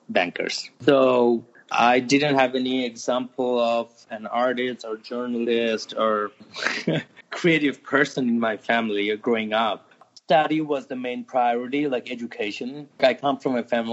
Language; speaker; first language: English; non-native, local second language; Bangla